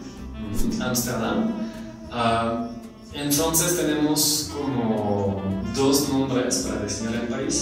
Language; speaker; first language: Spanish; non-native, fluent; French